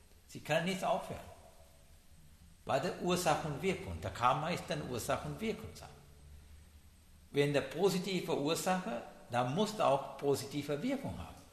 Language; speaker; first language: German; non-native, learner; Sinhala